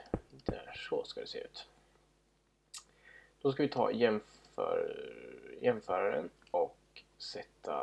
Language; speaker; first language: Swedish; native; Swedish